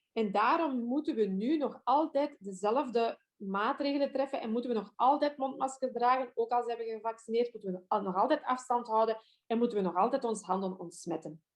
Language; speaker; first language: Dutch; native; Dutch